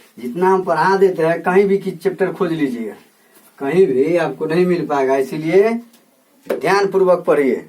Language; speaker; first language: Hindi; native; Hindi